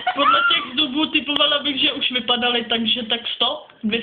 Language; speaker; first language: Czech; native; Czech